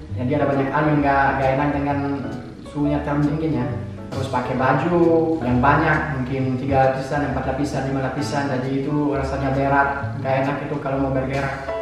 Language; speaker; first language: Indonesian; non-native, fluent; French